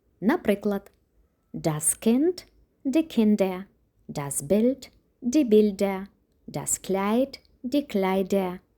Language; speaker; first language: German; non-native, fluent; Ukrainian